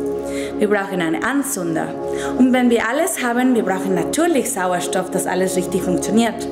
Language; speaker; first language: German; non-native, fluent; Spanish